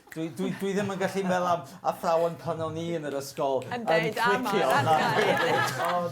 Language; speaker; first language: Welsh; native; Welsh